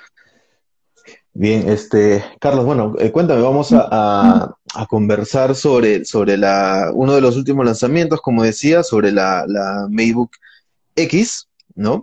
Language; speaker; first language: Spanish; native; Spanish